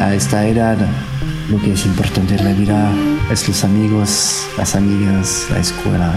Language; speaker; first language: Spanish; non-native, fluent; French